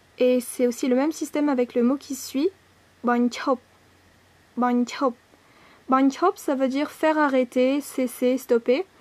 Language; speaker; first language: French; native; French